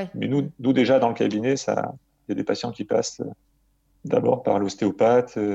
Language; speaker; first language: French; native; French